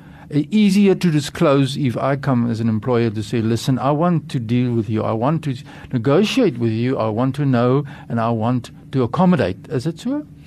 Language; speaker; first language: English; non-native, local second language; Afrikaans